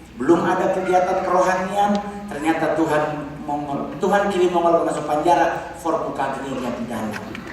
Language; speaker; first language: Indonesian; native; Indonesian